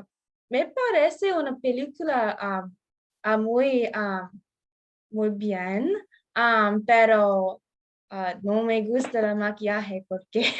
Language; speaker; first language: Spanish; non-native, learner; English